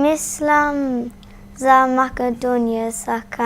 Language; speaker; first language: Macedonian; early bilingual, heritage; Macedonian